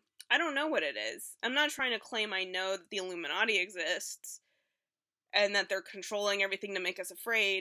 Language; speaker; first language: English; native; English